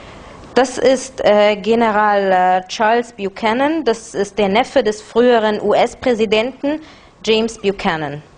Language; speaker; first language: German; non-native, fluent; Arabic